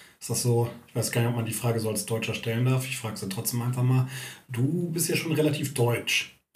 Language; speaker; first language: German; native; German